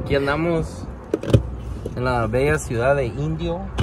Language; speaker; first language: Spanish; early bilingual, heritage; Spanish